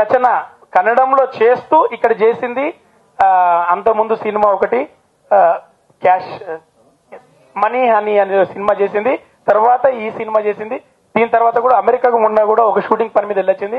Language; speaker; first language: Telugu; native; Telugu